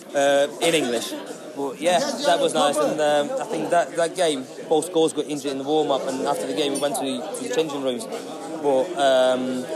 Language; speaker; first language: English; non-native, fluent; Ukrainian